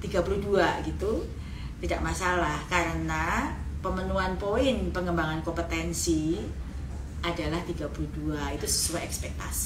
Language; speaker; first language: Indonesian; native; Indonesian